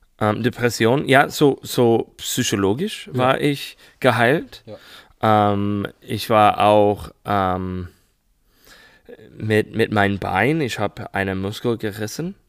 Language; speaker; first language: German; non-native, learner; English